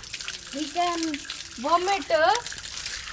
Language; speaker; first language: English; non-native, learner; Hindi